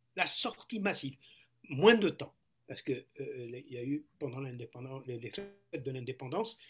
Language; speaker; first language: French; non-native, local second language; Arabic